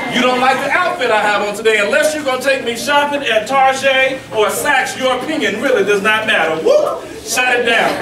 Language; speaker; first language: English; native; English